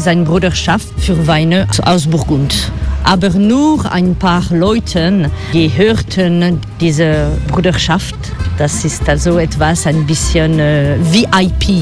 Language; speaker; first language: German; non-native, fluent; French